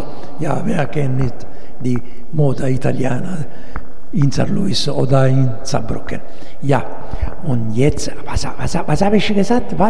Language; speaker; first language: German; non-native, learner; Italian